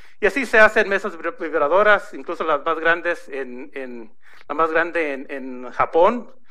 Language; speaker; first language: Spanish; early bilingual, heritage; Spanish